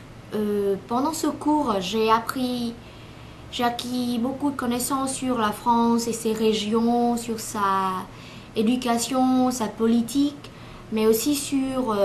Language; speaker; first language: French; non-native, learner; Vietnamese